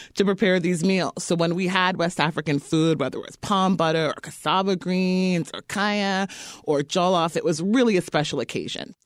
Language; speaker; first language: English; native; English